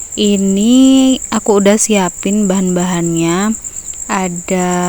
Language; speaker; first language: Indonesian; native; Indonesian